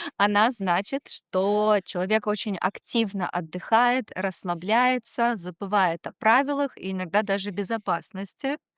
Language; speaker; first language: Russian; native; Russian